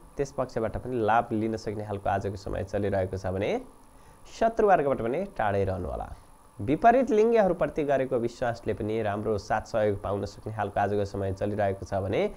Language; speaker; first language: Nepali; native; Nepali